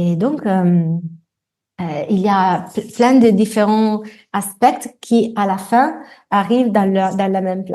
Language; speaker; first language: French; non-native, fluent; Italian